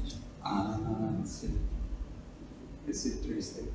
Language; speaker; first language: Spanish; non-native, fluent; English